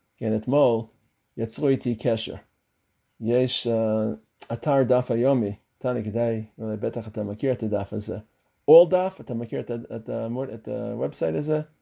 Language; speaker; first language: Hebrew; non-native, fluent; English